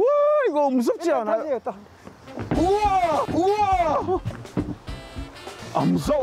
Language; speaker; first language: Korean; non-native, fluent; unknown